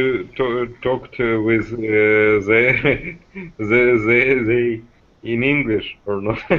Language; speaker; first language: English; non-native, learner; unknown